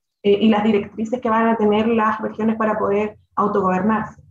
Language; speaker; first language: Spanish; native; Spanish